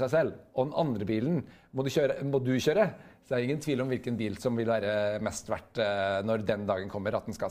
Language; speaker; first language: Norwegian; native; Norwegian